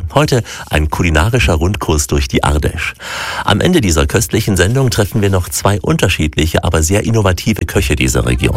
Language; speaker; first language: German; native; German